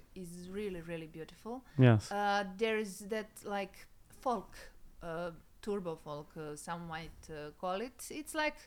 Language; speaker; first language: English; non-native, fluent; Serbian